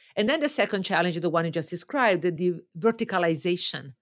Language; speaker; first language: English; non-native, fluent; Italian